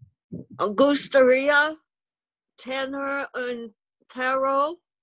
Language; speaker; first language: Spanish; non-native, learner; English